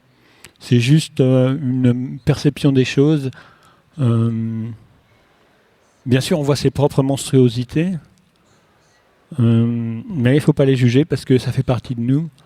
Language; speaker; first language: French; native; French